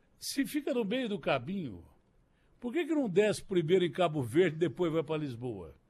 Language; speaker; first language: Portuguese; native; Portuguese